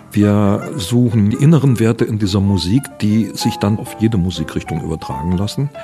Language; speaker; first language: German; native; German